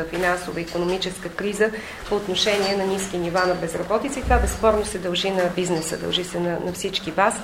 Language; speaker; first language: Bulgarian; native; Bulgarian